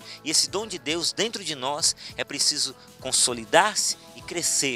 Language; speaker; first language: Portuguese; native; Portuguese